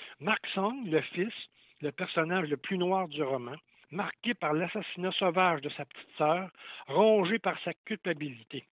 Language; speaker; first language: French; native; French